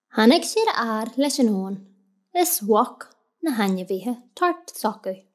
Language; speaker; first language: Irish; native; Irish